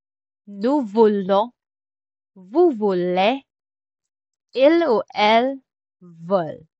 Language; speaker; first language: French; non-native, fluent; Filipino